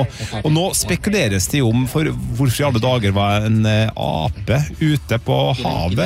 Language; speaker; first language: Norwegian; native; Norwegian